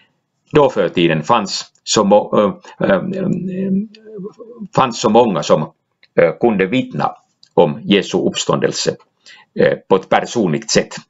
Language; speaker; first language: Swedish; non-native, local second language; Finnish